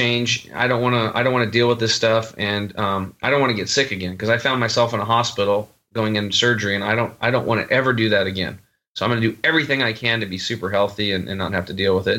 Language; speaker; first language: English; native; English